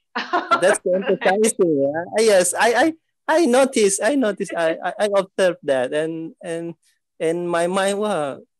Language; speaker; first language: English; non-native, fluent; Malay